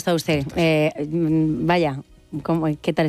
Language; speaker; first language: Spanish; native; Spanish